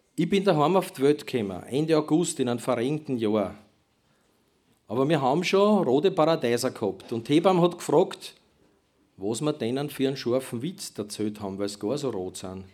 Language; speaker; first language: German; native; German